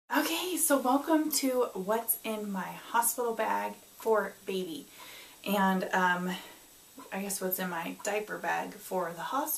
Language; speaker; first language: English; native; English